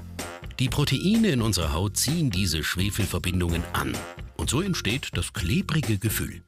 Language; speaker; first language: German; native; German